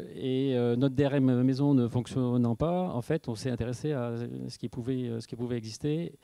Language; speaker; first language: French; native; French